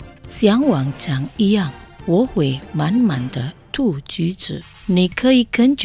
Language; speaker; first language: Chinese; non-native, learner; Indonesian